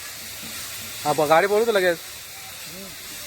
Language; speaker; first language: Hindi; non-native, local second language; Marathi